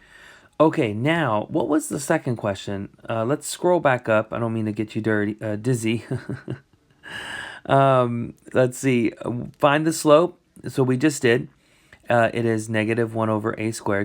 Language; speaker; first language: English; native; English